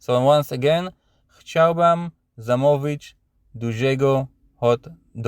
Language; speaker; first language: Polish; non-native, learner; English